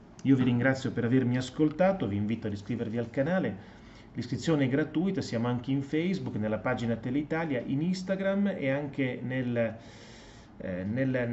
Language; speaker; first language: Italian; native; Italian